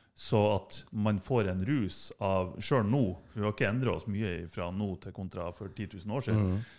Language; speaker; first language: Norwegian; non-native, fluent; German